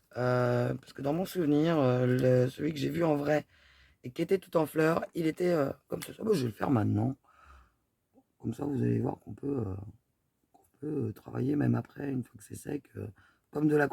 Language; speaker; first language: French; native; French